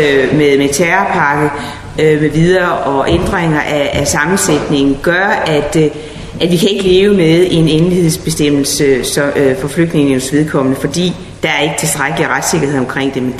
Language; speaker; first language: Danish; native; Danish